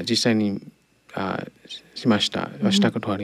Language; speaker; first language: Japanese; non-native, learner; English